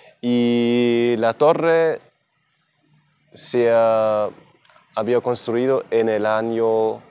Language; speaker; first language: Spanish; non-native, fluent; German